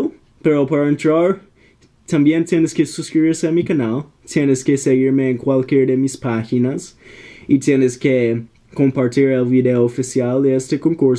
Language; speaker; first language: Spanish; non-native, learner; English